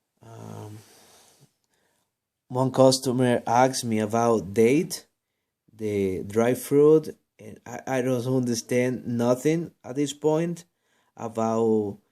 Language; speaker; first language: English; non-native, learner; Spanish